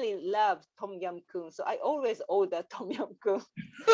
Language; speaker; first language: English; non-native, learner; Japanese